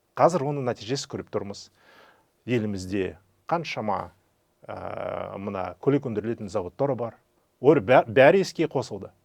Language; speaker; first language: Kazakh; non-native, fluent; Russian